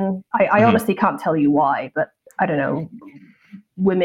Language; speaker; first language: English; non-native, local second language; Cantonese